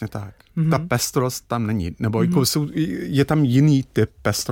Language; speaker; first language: Czech; non-native, fluent; English